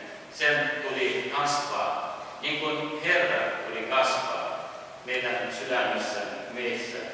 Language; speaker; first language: Finnish; early bilingual, heritage; Finnish